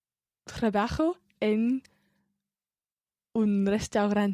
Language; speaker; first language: Spanish; non-native, learner; English